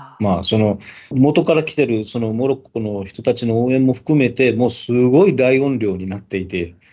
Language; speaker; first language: Japanese; native; Japanese